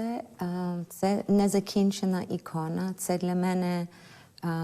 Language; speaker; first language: Ukrainian; early bilingual, heritage; Ukrainian